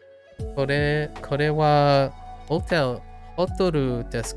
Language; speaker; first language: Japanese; non-native, learner; English